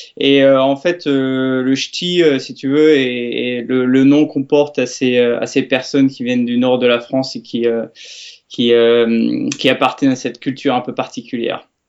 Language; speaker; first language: French; native; French